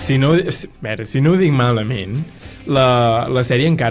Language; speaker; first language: Catalan; native; Catalan